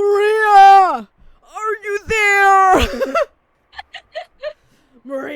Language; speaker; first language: English; native; English